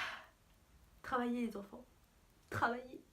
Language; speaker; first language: French; native; French